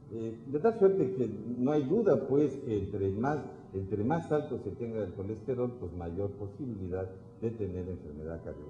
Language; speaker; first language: Spanish; native; Spanish